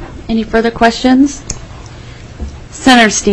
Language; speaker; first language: English; native; English